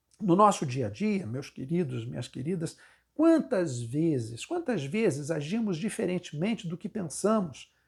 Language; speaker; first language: Portuguese; native; Portuguese